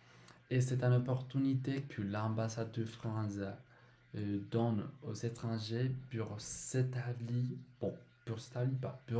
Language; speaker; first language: French; non-native, learner; Spanish